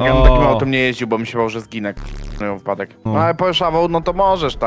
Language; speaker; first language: Polish; native; Polish